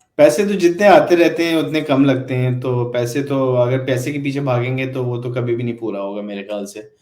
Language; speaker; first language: Urdu; native; Urdu